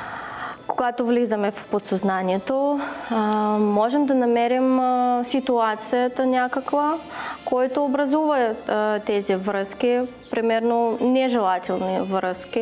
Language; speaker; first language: Bulgarian; non-native, learner; Russian